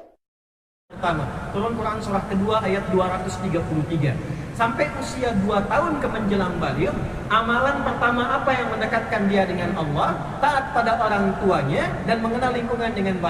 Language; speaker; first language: Indonesian; native; Indonesian